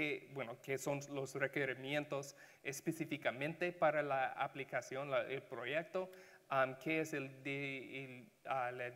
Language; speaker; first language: Spanish; non-native, learner; English